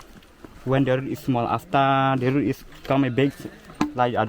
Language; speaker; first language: English; non-native, local second language; Khasi